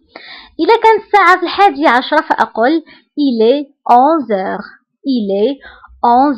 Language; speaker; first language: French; non-native, local second language; Arabic